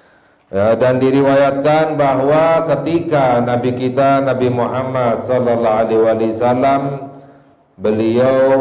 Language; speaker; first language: Indonesian; native; Indonesian